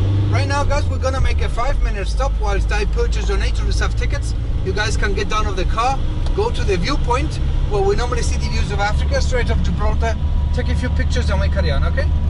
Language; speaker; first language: English; non-native, local second language; Spanish